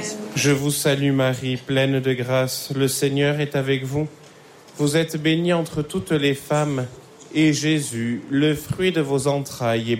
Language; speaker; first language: French; native; French